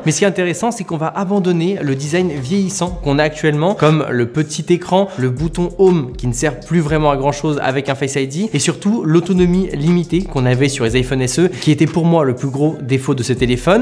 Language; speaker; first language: French; native; French